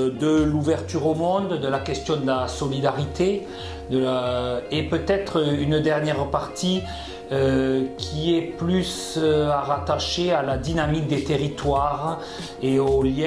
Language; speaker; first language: French; native; French